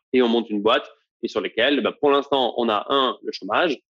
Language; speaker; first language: French; native; French